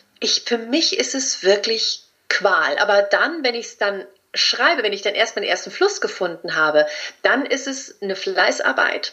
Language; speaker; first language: German; early bilingual, other home language; Spanish